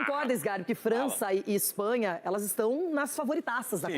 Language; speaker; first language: Portuguese; native; Portuguese